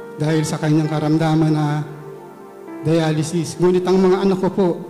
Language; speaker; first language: Filipino; native; Filipino